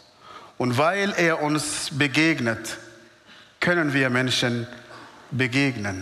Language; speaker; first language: German; non-native, fluent; Arabic